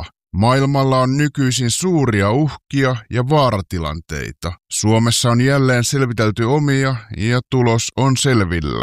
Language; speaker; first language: Finnish; native; Finnish